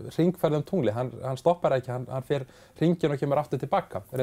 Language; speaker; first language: Icelandic; native; Icelandic